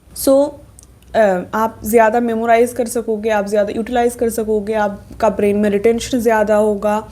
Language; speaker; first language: Hindi; non-native, local second language; Bangla